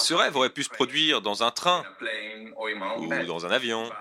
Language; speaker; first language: French; non-native, fluent; Spanish